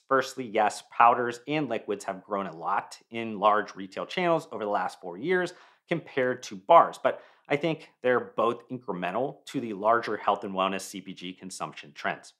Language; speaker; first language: English; native; English